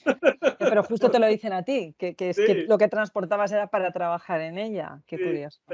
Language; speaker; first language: Spanish; native; Spanish